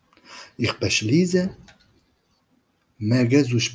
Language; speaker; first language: German; non-native, fluent; Turkish